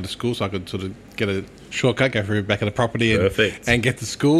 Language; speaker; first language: English; non-native, local second language; Turkish